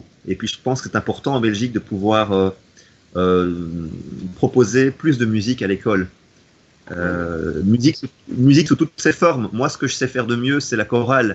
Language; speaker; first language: French; native; French